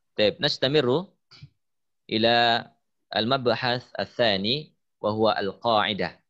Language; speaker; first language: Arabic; non-native, fluent; Indonesian